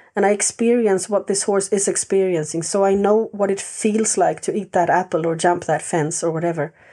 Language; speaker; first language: English; non-native, fluent; Swedish